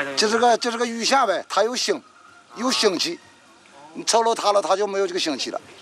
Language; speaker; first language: Chinese; native; Chinese